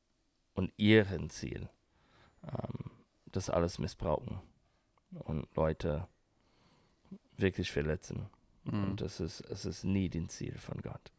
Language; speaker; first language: German; non-native, learner; English